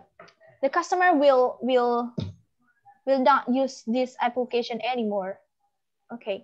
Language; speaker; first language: English; non-native, learner; Indonesian